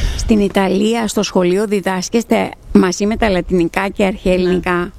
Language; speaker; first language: Greek; native; Greek